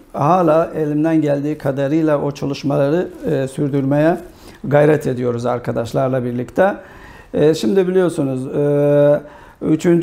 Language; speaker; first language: Turkish; non-native, fluent; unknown